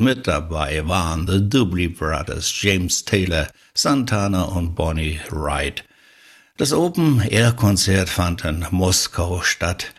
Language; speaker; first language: German; native; German